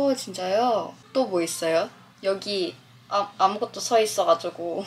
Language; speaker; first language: Korean; non-native, fluent; Filipino